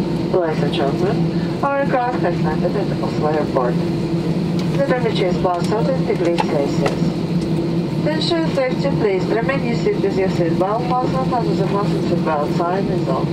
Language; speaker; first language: English; non-native, fluent; Russian